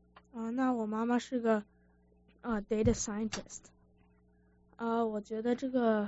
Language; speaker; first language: Chinese; early bilingual, heritage; Chinese